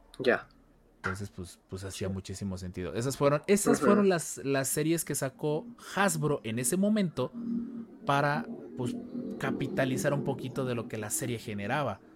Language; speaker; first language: Spanish; native; Spanish